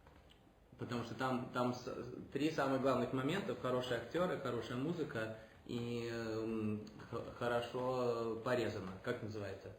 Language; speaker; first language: Russian; early bilingual, heritage; Russian